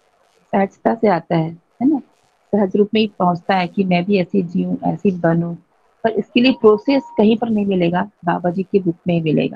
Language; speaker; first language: Hindi; native; Hindi